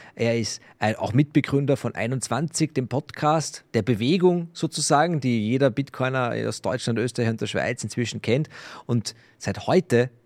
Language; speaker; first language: German; native; German